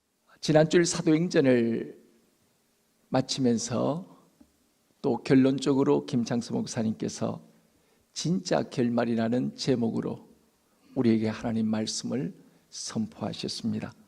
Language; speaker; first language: Korean; native; Korean